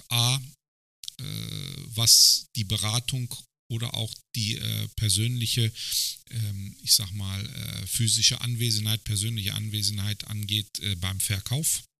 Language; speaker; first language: German; early bilingual, other home language; Turkish